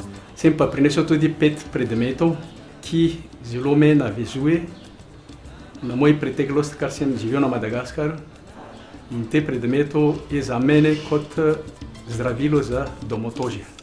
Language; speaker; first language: Slovenian; non-native, learner; Malagasy